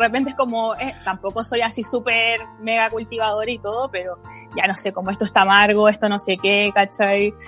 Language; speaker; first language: Spanish; native; Spanish